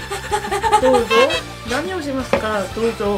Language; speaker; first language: Japanese; non-native, learner; Korean